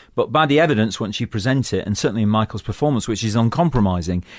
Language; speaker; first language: English; native; English